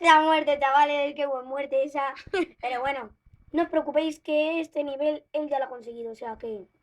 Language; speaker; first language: Spanish; native; Spanish